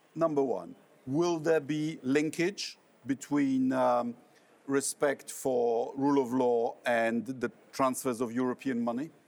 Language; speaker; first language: English; non-native, fluent; Polish